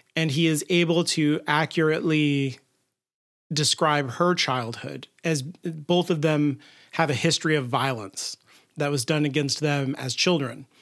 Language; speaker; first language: English; native; English